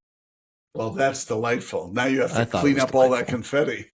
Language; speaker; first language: English; native; English